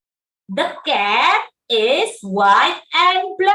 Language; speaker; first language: English; non-native, fluent; Indonesian